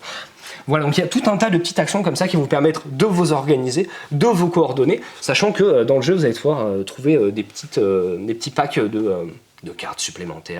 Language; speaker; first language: French; native; French